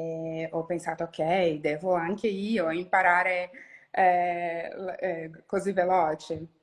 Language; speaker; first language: Italian; non-native, learner; Portuguese